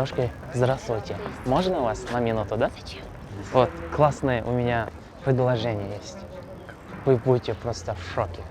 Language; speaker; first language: Russian; non-native, local second language; Kazakh